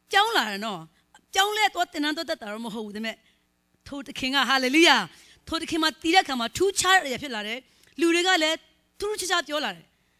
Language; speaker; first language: Burmese; non-native, local second language; Kachin